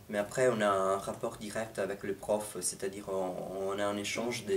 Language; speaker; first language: French; non-native, fluent; Italian